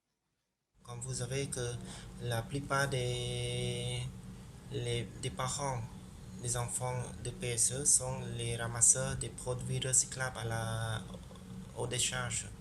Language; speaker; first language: French; non-native, learner; Khmer